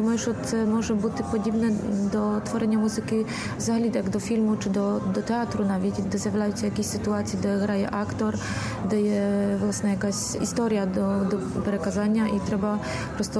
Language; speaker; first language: Ukrainian; early bilingual, heritage; Ukrainian